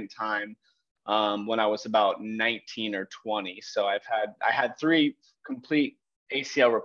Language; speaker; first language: English; native; English